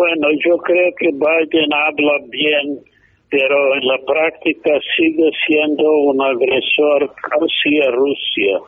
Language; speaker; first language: Spanish; non-native, fluent; English